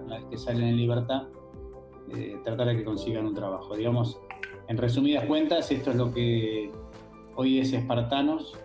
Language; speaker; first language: Spanish; native; Spanish